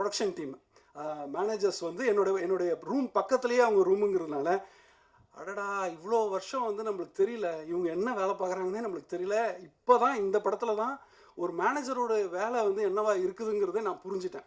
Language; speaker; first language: Tamil; native; Tamil